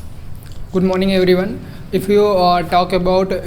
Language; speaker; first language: English; non-native, learner; Hindi